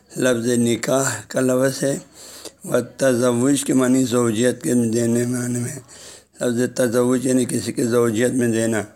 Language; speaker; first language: Urdu; non-native, local second language; Balti